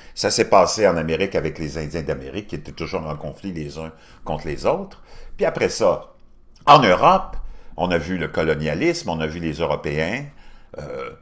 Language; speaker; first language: French; native; French